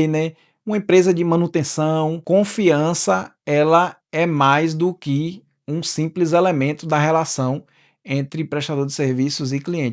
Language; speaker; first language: Portuguese; native; Portuguese